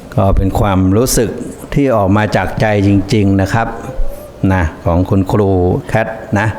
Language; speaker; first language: Thai; native; Thai